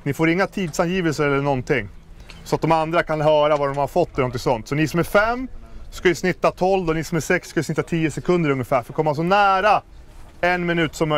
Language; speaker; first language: Swedish; native; Swedish